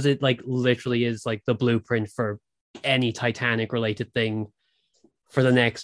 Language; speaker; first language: English; native; English